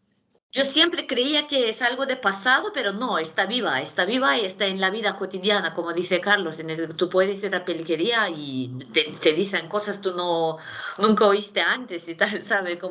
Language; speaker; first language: Spanish; non-native, fluent; Turkish